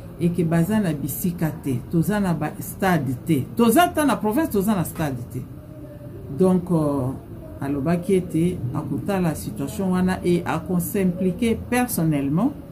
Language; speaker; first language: Lingala; non-native, local second language; Luba-Lulua